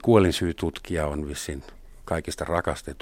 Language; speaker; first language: Finnish; non-native, fluent; German